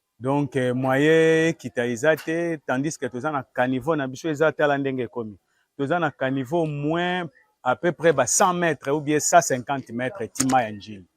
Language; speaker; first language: Lingala; native; Lingala